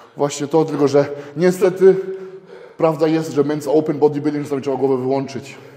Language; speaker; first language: Polish; early bilingual, heritage; Polish